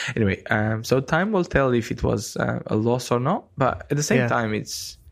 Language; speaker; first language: English; non-native, fluent; Romanian